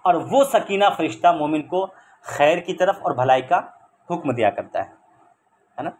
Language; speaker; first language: Urdu; native; Urdu